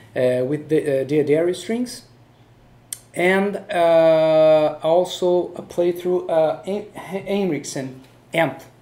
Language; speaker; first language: English; non-native, fluent; Portuguese